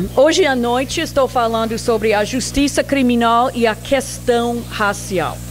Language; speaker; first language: Portuguese; non-native, fluent; English